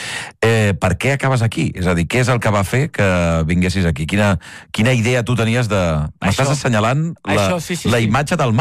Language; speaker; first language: Catalan; native; Catalan